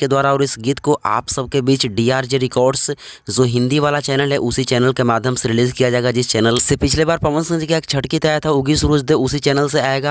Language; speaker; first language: Hindi; non-native, local second language; Bhojpuri